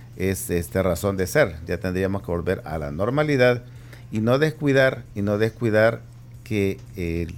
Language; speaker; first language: Spanish; native; Spanish